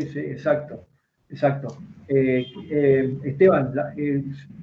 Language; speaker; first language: Spanish; native; Spanish